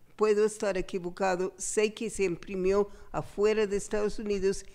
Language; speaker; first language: Spanish; non-native, fluent; English